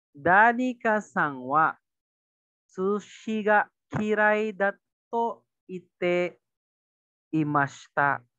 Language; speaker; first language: Japanese; non-native, fluent; Filipino